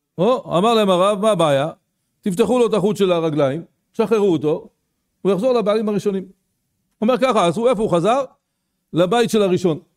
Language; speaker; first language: Hebrew; native; Hebrew